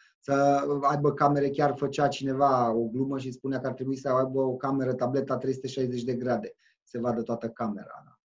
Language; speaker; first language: Romanian; native; Romanian